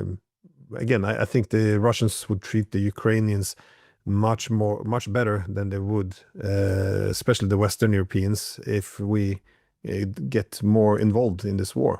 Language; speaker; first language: English; non-native, fluent; Norwegian